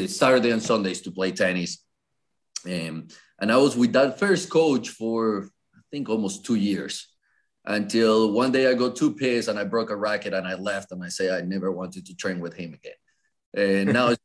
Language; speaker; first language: English; non-native, fluent; Spanish